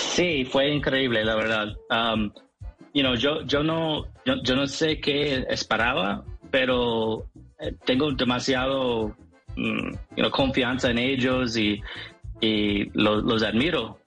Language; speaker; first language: Spanish; non-native, fluent; English